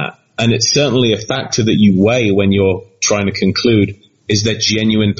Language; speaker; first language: English; native; English